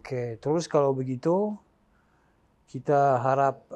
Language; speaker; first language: Indonesian; non-native, learner; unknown